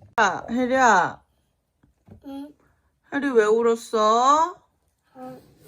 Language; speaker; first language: Korean; native; Korean